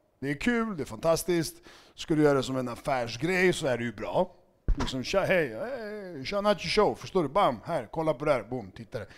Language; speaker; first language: Swedish; early bilingual, other home language; Serbian